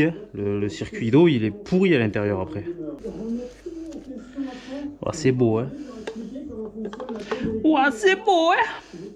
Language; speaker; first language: French; native; French